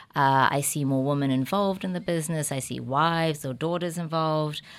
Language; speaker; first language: English; native; English